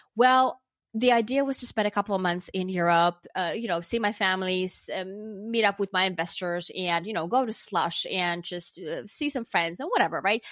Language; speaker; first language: English; non-native, fluent; Finnish